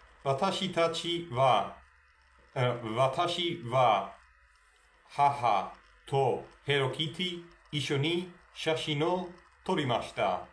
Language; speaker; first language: Japanese; non-native, learner; Spanish